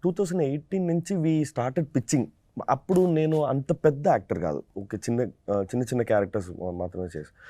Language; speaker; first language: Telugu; non-native, fluent; Tamil